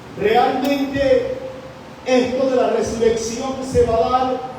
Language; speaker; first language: Spanish; native; Spanish